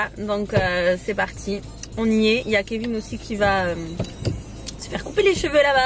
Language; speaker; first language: French; native; French